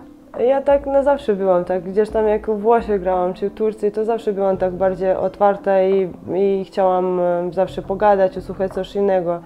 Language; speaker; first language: Polish; non-native, fluent; Serbian